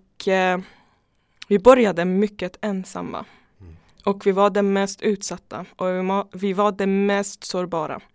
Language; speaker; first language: Swedish; non-native, fluent; Persian